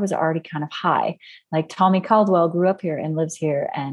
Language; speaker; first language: English; native; English